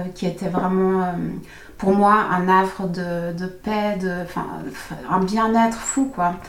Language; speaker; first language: French; native; French